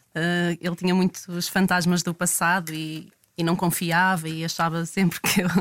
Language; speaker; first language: Portuguese; native; Portuguese